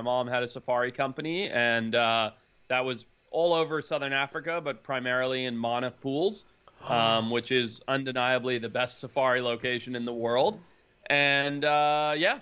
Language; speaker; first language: English; native; English